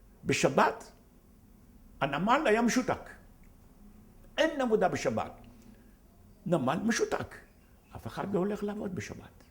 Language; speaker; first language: Hebrew; non-native, fluent; Ladino